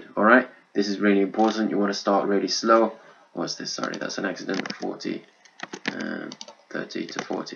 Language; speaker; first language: English; native; English